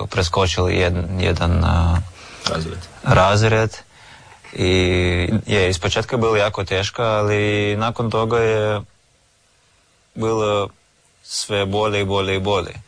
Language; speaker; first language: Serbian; non-native, learner; Russian